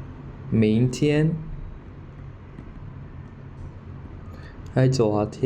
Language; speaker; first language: Chinese; non-native, learner; Khmer